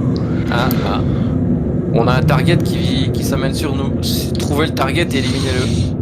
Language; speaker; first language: French; native; French